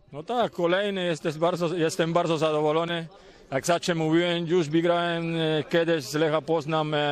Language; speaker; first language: Polish; non-native, learner; Spanish